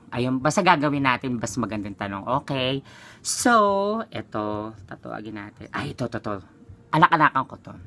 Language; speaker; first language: Filipino; native; Filipino